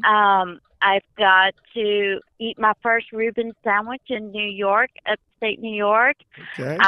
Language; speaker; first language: English; native; English